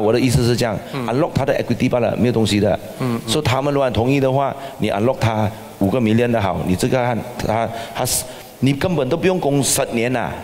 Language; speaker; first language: Chinese; native; Chinese